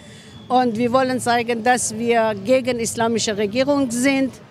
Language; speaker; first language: German; non-native, fluent; Persian